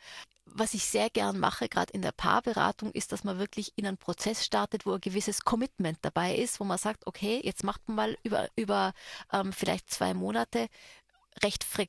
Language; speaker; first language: German; native; German